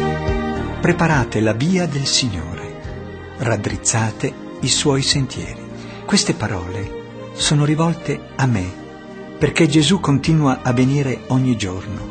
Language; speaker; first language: Italian; native; Italian